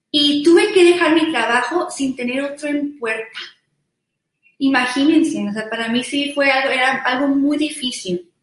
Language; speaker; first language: Spanish; early bilingual, heritage; Spanish